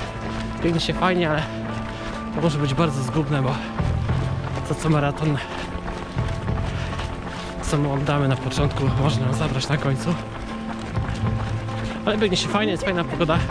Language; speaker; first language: Polish; native; Polish